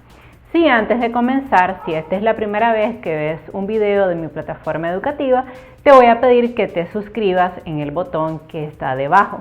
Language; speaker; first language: Spanish; native; Spanish